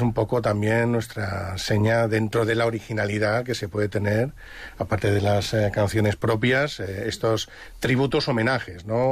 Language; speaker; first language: Spanish; native; Spanish